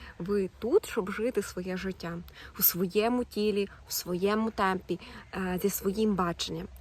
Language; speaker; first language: Ukrainian; non-native, local second language; Russian